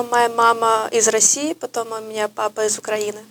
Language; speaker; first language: Russian; early bilingual, heritage; Russian